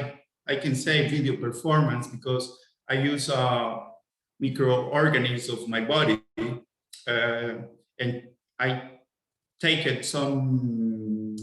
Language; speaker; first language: English; non-native, fluent; Spanish